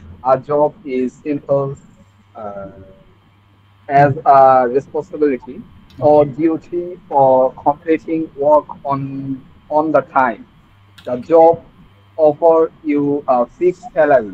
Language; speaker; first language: English; non-native, learner; Bangla